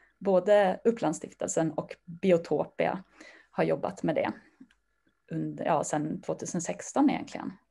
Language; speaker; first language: Swedish; native; Swedish